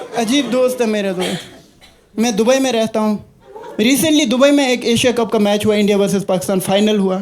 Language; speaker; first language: Hindi; non-native, local second language; Kashmiri